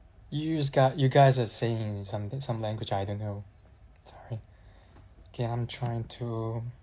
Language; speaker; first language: English; non-native, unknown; Chinese